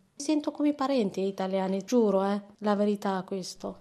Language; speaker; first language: Italian; non-native, learner; Amharic